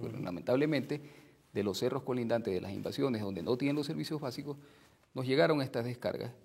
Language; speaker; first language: Spanish; native; Spanish